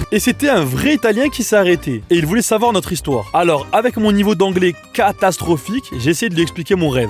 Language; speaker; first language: French; native; French